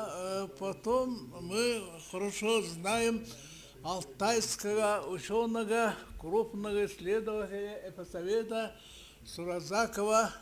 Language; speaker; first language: Russian; non-native, local second language; Yakut